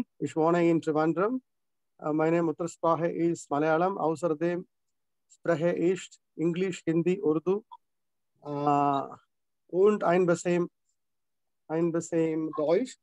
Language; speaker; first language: German; non-native, learner; Malayalam